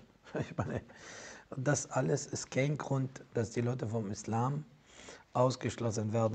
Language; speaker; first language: German; non-native, fluent; Arabic